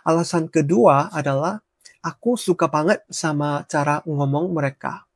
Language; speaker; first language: Indonesian; non-native, fluent; Korean